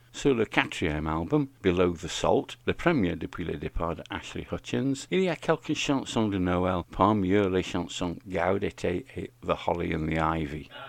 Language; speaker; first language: French; non-native, fluent; English